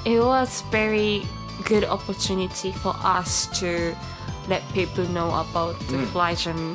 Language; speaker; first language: English; non-native, fluent; Japanese